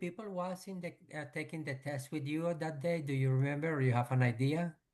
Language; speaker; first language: English; non-native, fluent; Spanish